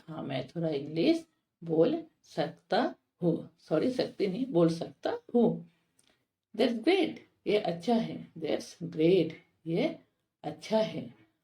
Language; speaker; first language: Hindi; non-native, local second language; Bangla